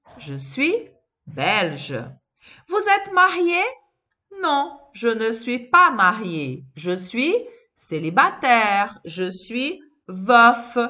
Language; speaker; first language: French; non-native, fluent; Portuguese